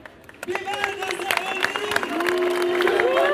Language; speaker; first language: Turkish; native; Turkish